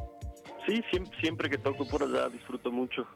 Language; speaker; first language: Spanish; non-native, fluent; French